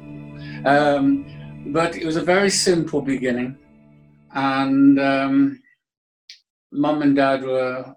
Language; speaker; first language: English; native; English